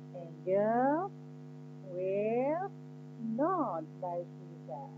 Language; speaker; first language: English; non-native, fluent; Indonesian